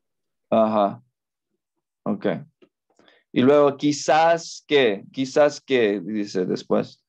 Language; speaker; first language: Spanish; non-native, fluent; English